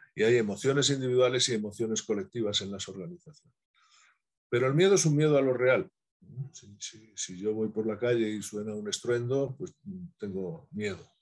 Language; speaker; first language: Spanish; native; Spanish